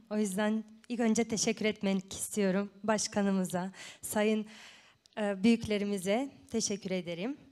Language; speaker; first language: Turkish; non-native, fluent; Romanian